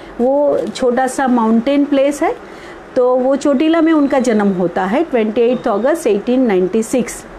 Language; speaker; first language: Hindi; non-native, local second language; Gujarati